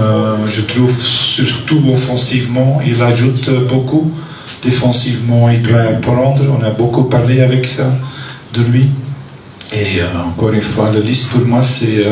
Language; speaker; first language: French; non-native, local second language; Dutch